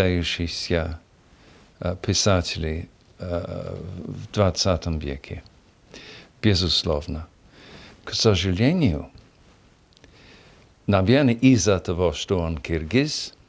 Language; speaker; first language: Russian; non-native, fluent; English